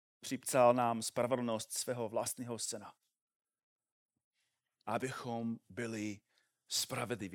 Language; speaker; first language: Czech; non-native, fluent; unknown